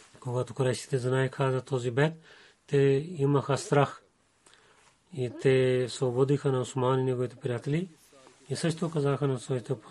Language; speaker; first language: Bulgarian; non-native, learner; Urdu